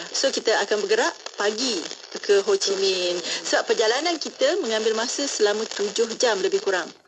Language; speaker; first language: Malay; native; Malay